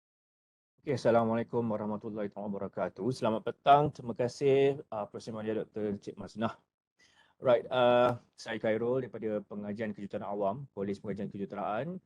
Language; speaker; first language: Malay; native; Malay